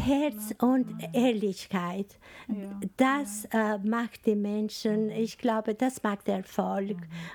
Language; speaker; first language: German; non-native, fluent; Albanian